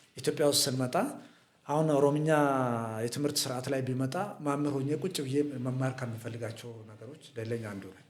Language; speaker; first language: Amharic; non-native, local second language; Hadiyya